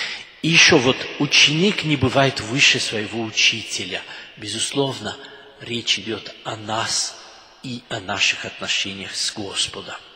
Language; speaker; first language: Russian; non-native, fluent; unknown